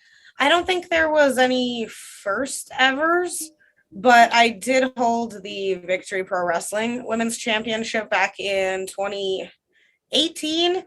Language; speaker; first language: English; non-native, fluent; Russian